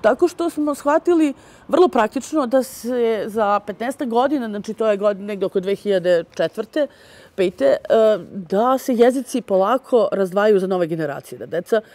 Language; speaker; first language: Serbian; native; Serbian